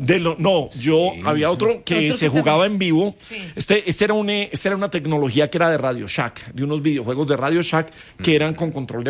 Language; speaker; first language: Spanish; native; Spanish